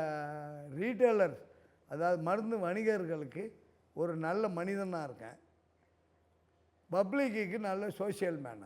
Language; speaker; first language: Tamil; native; Tamil